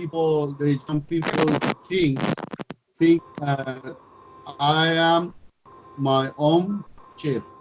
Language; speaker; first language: English; non-native, learner; Spanish